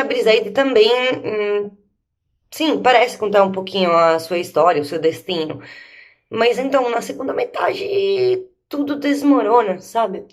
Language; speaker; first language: Portuguese; native; Portuguese